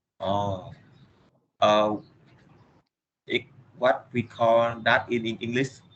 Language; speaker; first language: English; non-native, learner; Vietnamese